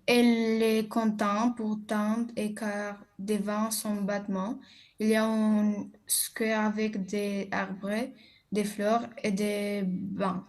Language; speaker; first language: French; non-native, learner; Romanian